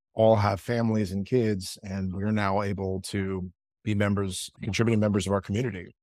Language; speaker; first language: English; early bilingual, other home language; Spanish